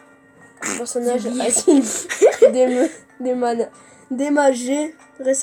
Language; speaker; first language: French; native; French